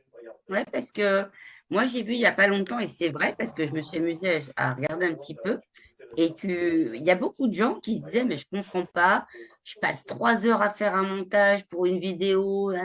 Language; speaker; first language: French; native; French